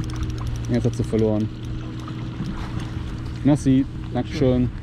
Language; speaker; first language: German; native; German